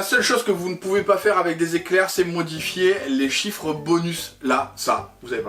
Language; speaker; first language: French; native; French